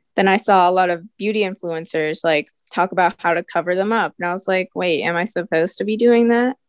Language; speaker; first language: English; early bilingual, other home language; Filipino